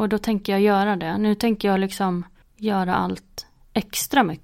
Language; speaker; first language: Swedish; native; Swedish